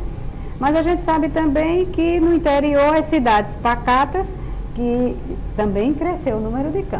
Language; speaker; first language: Portuguese; native; Portuguese